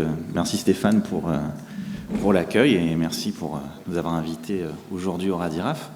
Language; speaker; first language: French; native; French